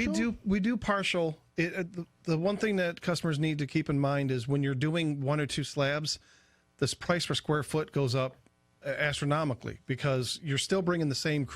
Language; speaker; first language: English; native; English